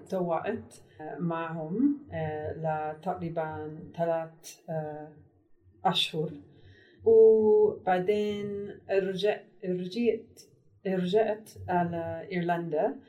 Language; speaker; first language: Arabic; non-native, learner; English